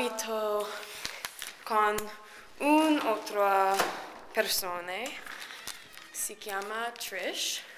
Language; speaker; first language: Italian; non-native, learner; English